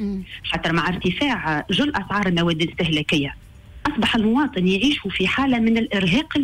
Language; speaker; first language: Arabic; native; Arabic